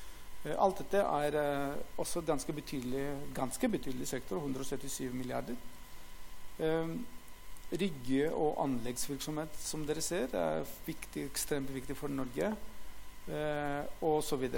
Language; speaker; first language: Norwegian; non-native, fluent; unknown